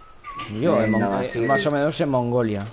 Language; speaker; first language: Spanish; native; Spanish